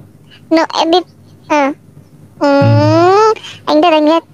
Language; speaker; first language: Vietnamese; non-native, learner; Indonesian